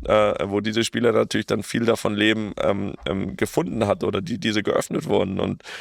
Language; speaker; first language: German; native; German